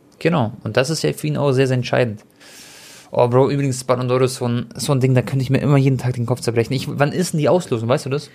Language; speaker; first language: German; early bilingual, other home language; Croatian